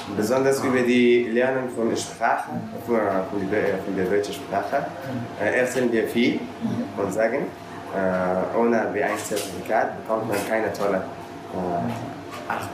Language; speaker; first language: German; non-native, learner; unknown